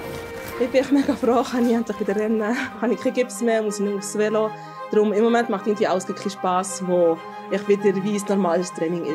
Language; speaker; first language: German; native; German